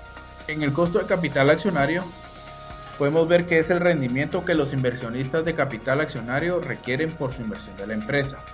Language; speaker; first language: Spanish; native; Spanish